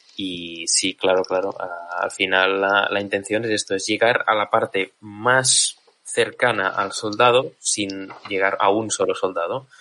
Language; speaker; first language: Spanish; native; Spanish